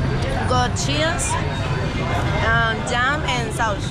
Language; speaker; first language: English; non-native, learner; Spanish